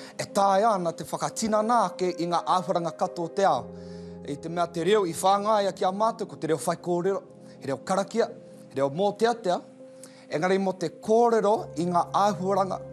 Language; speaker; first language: Māori; native; Māori